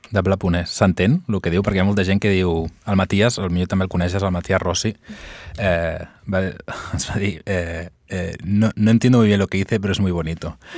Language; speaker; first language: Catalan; non-native, local second language; Spanish